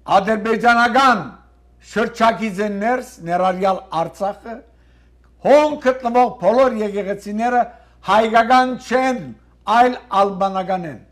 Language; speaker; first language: Armenian; early bilingual, heritage; Armenian